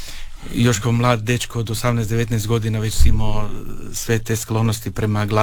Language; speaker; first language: Serbian; native; Serbian